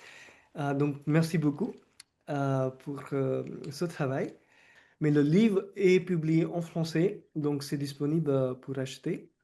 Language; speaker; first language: French; non-native, fluent; Hindi